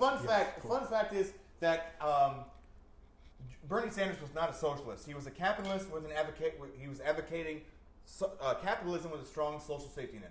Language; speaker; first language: English; native; English